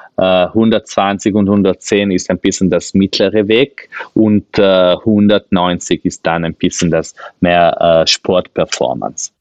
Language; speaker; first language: German; non-native, local second language; Ladin